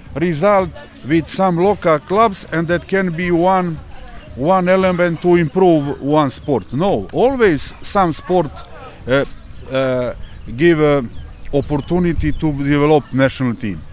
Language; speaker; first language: English; non-native, learner; Serbian